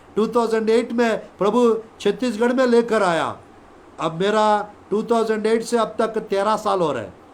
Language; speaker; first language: Hindi; non-native, local second language; Telugu